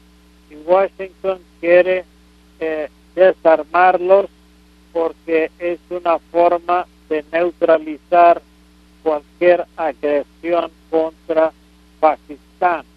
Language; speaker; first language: Spanish; non-native, fluent; English